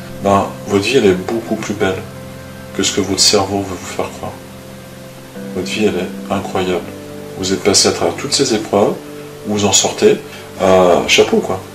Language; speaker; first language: French; native; French